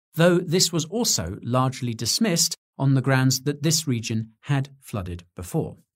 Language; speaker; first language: English; native; English